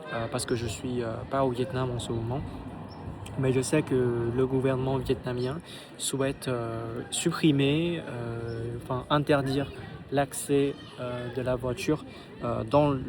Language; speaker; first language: French; non-native, fluent; Vietnamese